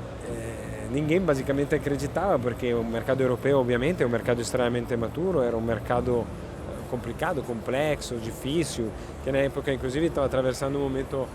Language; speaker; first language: Portuguese; non-native, fluent; Italian